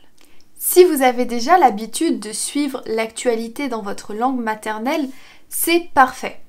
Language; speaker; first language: French; native; French